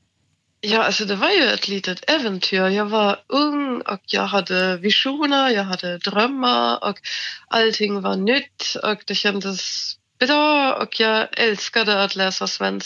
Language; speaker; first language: Swedish; non-native, fluent; German